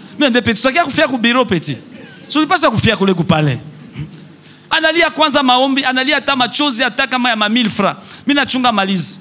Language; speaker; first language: Swahili; native; Swahili